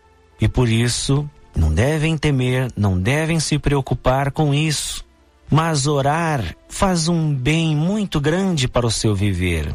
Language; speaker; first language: Portuguese; native; Portuguese